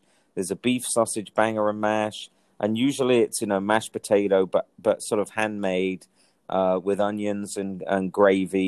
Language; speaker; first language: English; native; English